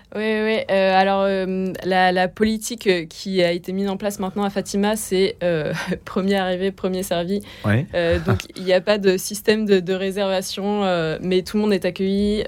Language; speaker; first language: French; native; French